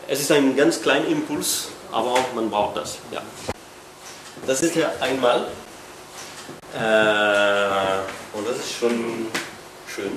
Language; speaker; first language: German; non-native, learner; French